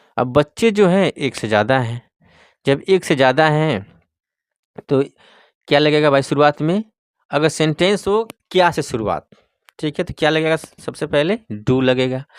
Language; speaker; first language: Hindi; native; Hindi